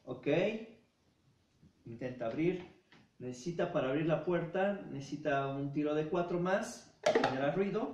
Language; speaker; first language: Spanish; native; Spanish